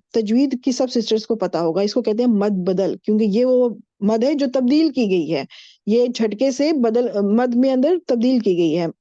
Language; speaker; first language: Urdu; native; Urdu